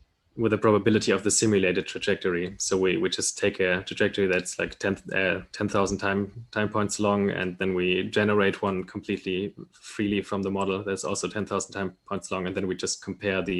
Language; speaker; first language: English; non-native, fluent; German